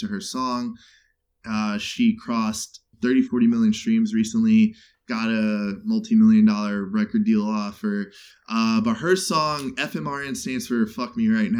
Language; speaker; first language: English; native; English